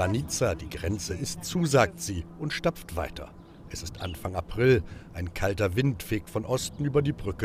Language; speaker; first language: German; native; German